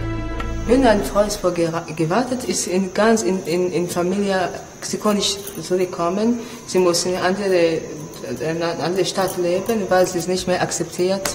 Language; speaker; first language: German; non-native, learner; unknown